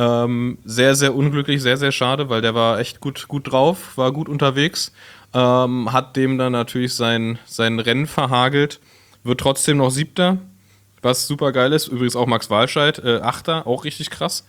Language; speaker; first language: German; native; German